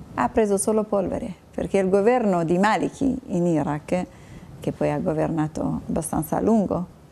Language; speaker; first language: Italian; non-native, fluent; Kurdish